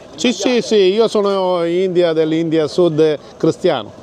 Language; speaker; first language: Italian; non-native, learner; Malayalam